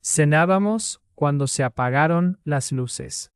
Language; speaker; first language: Spanish; non-native, fluent; English